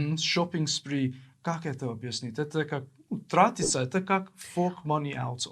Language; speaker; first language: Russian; non-native, learner; English